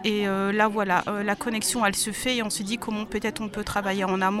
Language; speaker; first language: French; native; French